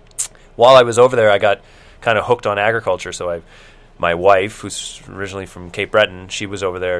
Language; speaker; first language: English; native; English